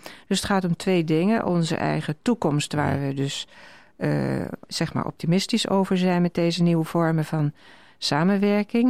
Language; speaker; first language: Dutch; native; Dutch